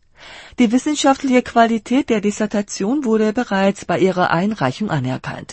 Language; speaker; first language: German; non-native, fluent; Korean